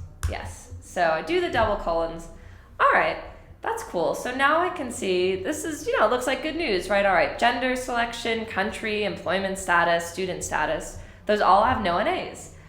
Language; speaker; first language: English; native; English